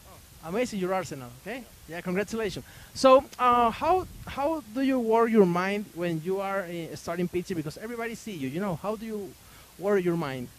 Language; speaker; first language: English; non-native, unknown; Spanish